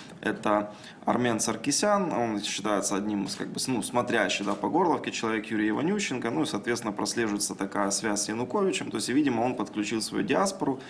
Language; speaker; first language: Russian; native; Russian